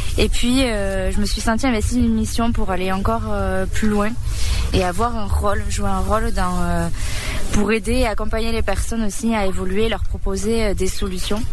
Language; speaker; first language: French; early bilingual, other home language; Spanish